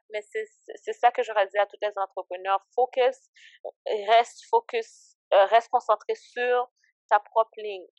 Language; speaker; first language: French; early bilingual, other home language; Haitian Creole